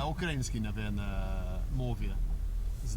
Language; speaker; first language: Russian; non-native, fluent; English